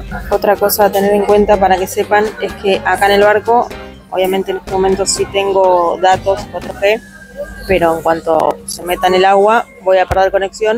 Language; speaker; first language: Spanish; native; Spanish